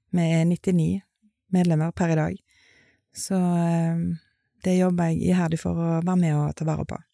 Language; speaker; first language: Norwegian; native; Norwegian